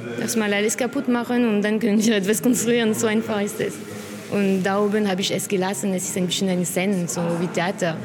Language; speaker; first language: German; non-native, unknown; French